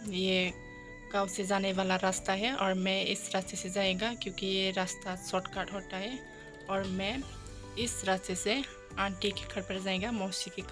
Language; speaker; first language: Hindi; non-native, local second language; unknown